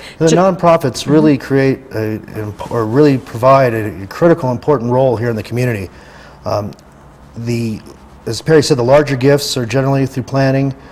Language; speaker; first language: English; native; English